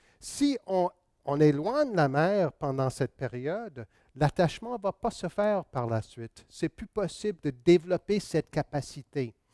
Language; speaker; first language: French; non-native, local second language; English